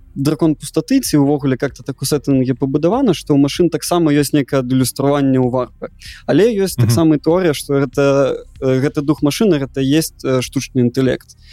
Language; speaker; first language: Belarusian; non-native, local second language; Russian